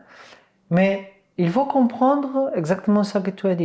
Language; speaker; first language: French; non-native, fluent; Catalan